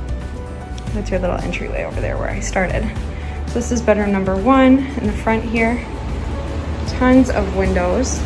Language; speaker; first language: English; native; English